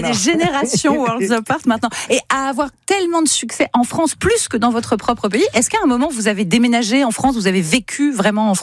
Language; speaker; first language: French; native; French